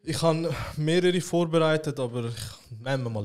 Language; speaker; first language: German; native; German